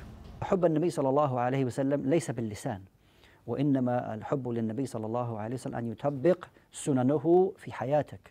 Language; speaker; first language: Arabic; non-native, fluent; English